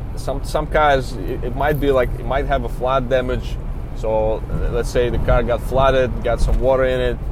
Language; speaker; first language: English; non-native, fluent; Russian